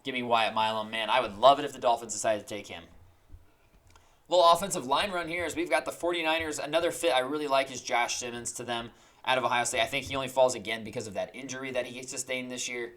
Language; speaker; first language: English; native; English